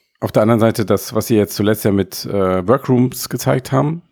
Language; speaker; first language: German; native; German